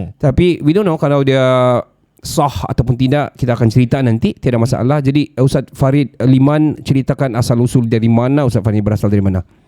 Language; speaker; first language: Malay; native; Malay